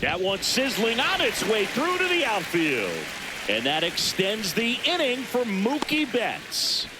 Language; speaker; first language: English; native; English